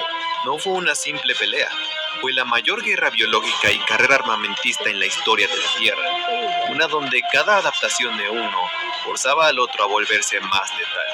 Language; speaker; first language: Spanish; native; Spanish